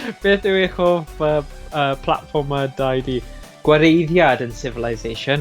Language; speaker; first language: Welsh; native; Welsh